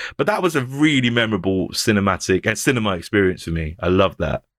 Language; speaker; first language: English; native; English